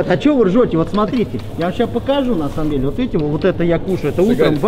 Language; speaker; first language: Russian; native; Russian